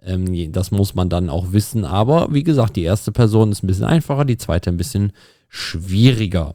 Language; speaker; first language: German; native; German